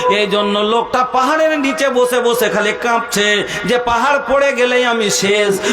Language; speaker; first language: Bangla; non-native, local second language; Bhojpuri